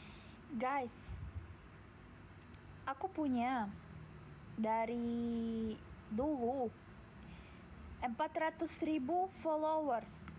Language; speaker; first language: Indonesian; non-native, learner; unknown